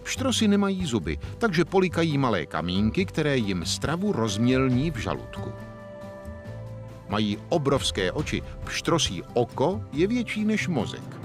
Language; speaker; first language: Czech; native; Czech